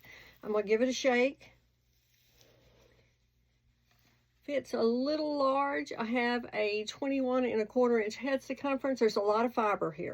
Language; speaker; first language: English; native; English